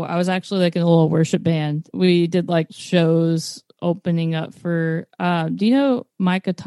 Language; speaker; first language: English; native; English